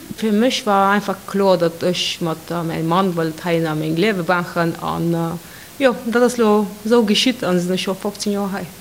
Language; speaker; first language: Luxembourgish; non-native, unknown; Bulgarian